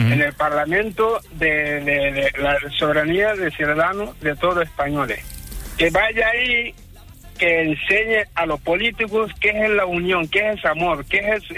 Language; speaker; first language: Spanish; non-native, fluent; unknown